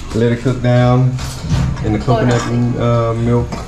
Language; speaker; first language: English; native; English